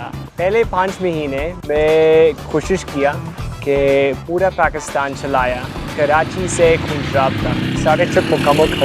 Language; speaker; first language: Hindi; non-native, fluent; English